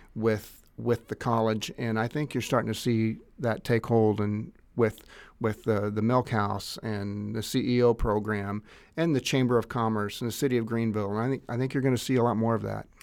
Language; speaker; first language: English; native; English